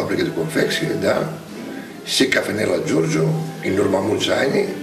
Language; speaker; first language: Romanian; non-native, learner; Greek